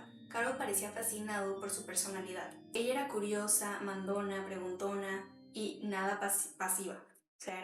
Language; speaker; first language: Spanish; native; Spanish